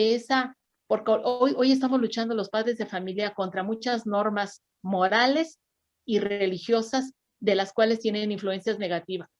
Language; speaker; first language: Spanish; native; Spanish